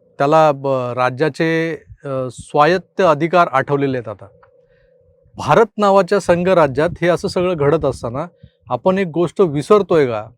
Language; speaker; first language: Marathi; native; Marathi